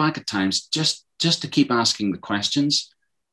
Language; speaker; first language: English; native; English